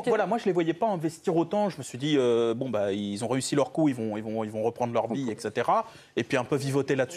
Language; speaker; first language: French; native; French